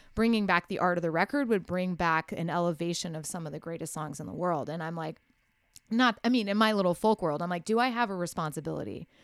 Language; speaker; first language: English; native; English